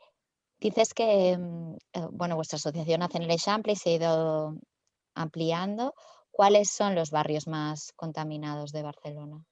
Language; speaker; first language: Spanish; native; Spanish